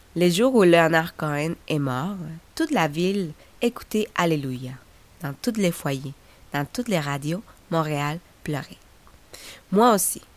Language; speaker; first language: French; non-native, fluent; Spanish